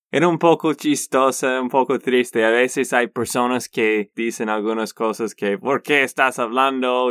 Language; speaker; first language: Spanish; non-native, learner; English